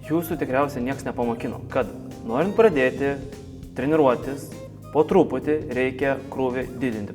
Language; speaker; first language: Lithuanian; native; Lithuanian